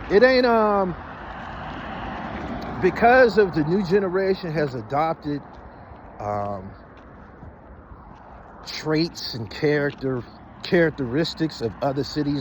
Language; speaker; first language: English; native; English